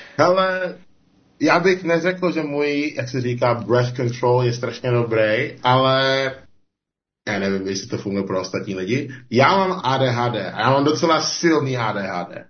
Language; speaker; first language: Czech; early bilingual, heritage; Czech